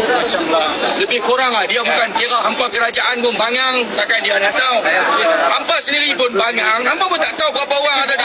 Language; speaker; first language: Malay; non-native, learner; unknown